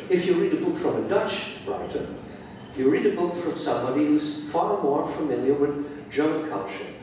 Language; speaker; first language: English; non-native, fluent; Dutch